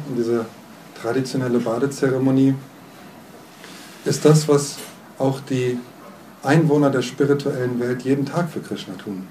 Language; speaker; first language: German; native; German